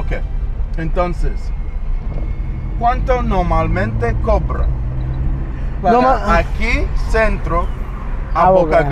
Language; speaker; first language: Spanish; non-native, learner; English